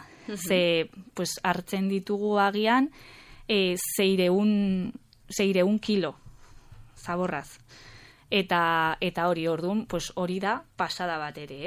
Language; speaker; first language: Basque; non-native, local second language; Spanish